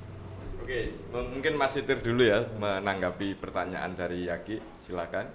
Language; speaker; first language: Indonesian; non-native, local second language; Javanese